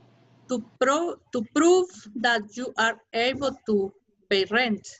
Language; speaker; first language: English; non-native, learner; Spanish